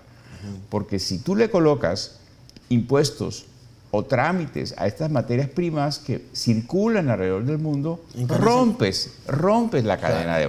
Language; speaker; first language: Spanish; native; Spanish